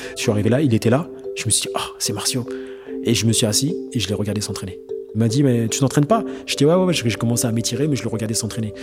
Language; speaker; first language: French; native; French